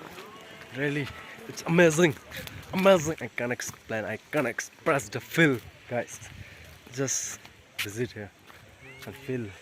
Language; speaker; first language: English; non-native, local second language; Hindi